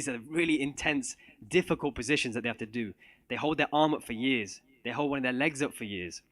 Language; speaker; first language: English; non-native, local second language; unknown